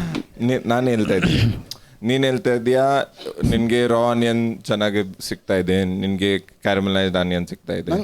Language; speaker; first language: Kannada; non-native, local second language; Punjabi